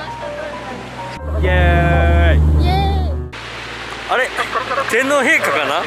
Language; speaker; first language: Japanese; native; Japanese